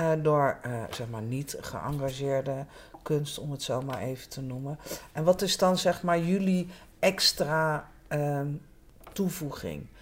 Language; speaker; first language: Dutch; native; Dutch